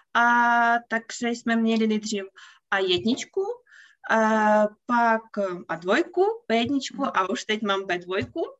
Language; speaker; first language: Czech; non-native, learner; Ukrainian